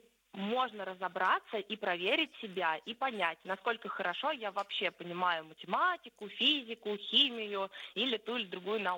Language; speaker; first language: Russian; native; Russian